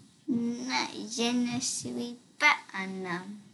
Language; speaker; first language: French; non-native, learner; English